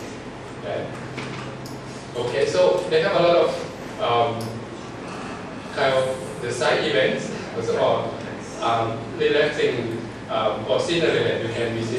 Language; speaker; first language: English; non-native, fluent; Thai